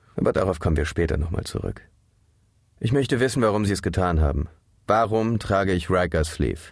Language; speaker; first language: German; native; German